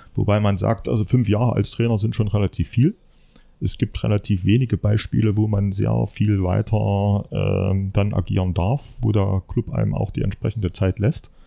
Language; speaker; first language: German; native; German